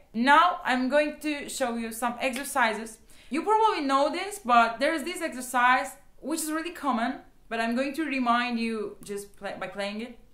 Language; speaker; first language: English; non-native, fluent; Turkish